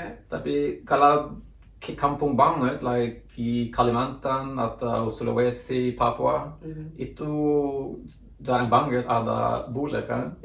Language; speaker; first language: Indonesian; non-native, fluent; Norwegian